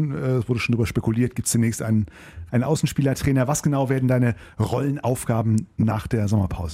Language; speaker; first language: German; native; German